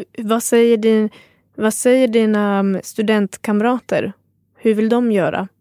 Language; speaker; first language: Swedish; native; Swedish